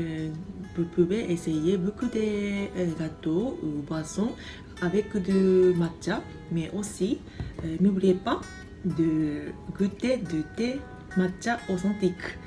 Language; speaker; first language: French; non-native, fluent; Japanese